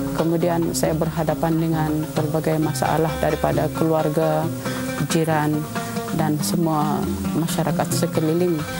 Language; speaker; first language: Malay; non-native, local second language; Central Dusun